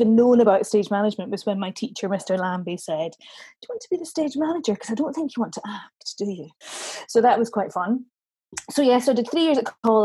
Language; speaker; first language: English; native; English